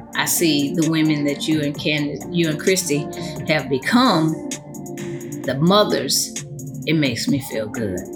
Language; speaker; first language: English; native; English